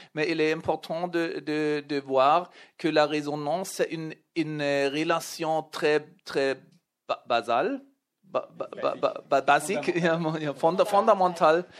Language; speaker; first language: French; non-native, learner; German